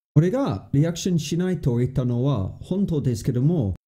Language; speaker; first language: Japanese; non-native, fluent; English